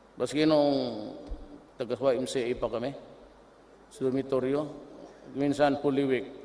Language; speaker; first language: Filipino; non-native, local second language; Cebuano